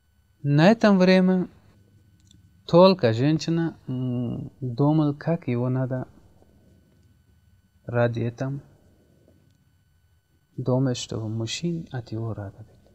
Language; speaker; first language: Russian; non-native, learner; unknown